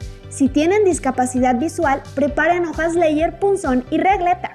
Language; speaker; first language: Spanish; native; Spanish